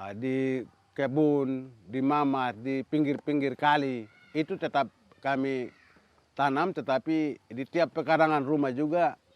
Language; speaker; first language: Indonesian; non-native, local second language; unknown